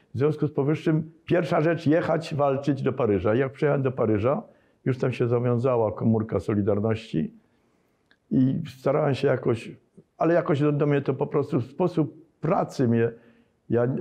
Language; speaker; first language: Polish; native; Polish